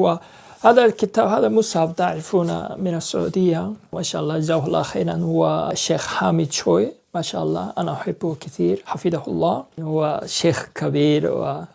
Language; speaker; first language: Arabic; non-native, learner; Korean